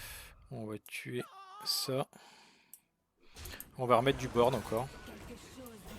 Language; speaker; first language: French; native; French